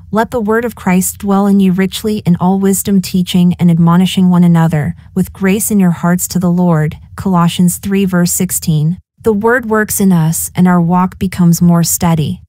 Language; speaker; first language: English; native; English